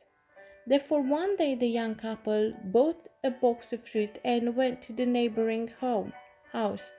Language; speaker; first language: English; non-native, fluent; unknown